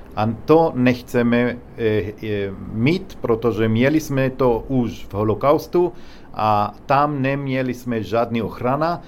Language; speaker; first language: Czech; non-native, learner; Hebrew